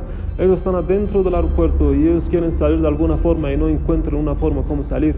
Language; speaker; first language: Spanish; non-native, fluent; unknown